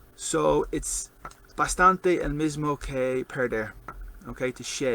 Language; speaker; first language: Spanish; non-native, learner; English